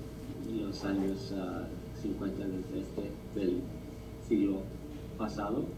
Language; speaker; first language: Spanish; early bilingual, heritage; Spanish